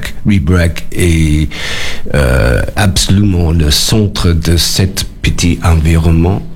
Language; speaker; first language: French; non-native, learner; English